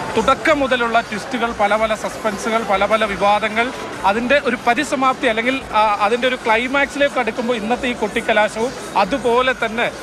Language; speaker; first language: Malayalam; native; Malayalam